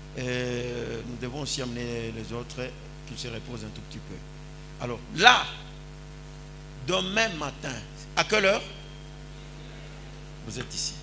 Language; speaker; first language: French; non-native, local second language; Lingala